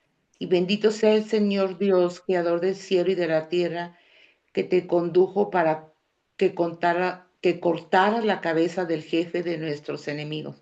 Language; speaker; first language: Spanish; native; Spanish